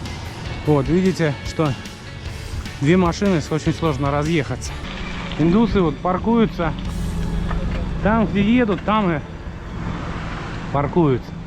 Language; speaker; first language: Russian; native; Russian